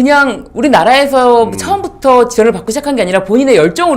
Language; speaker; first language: Korean; native; Korean